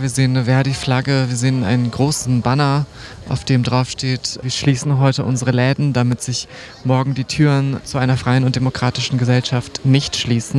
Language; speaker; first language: German; native; German